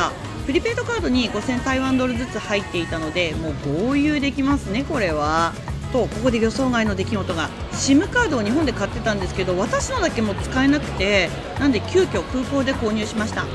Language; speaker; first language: Japanese; native; Japanese